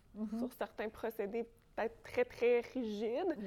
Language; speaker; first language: French; native; French